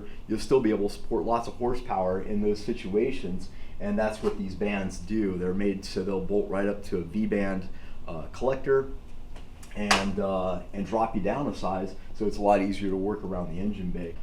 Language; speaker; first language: English; native; English